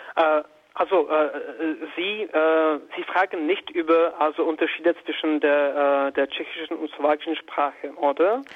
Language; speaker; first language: German; non-native, fluent; Czech